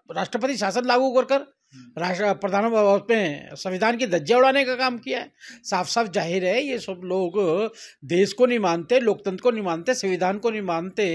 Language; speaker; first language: Hindi; native; Hindi